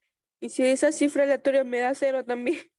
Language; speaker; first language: Spanish; native; Spanish